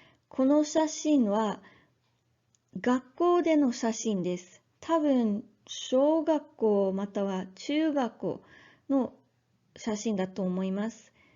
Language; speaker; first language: Japanese; non-native, learner; English